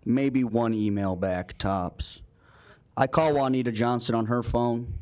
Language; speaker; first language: English; native; English